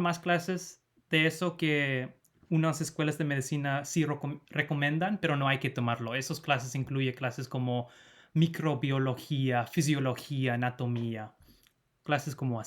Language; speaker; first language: Spanish; non-native, fluent; English